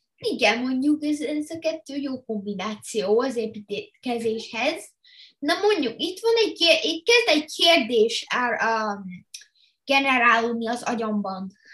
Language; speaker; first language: Hungarian; early bilingual, heritage; Hungarian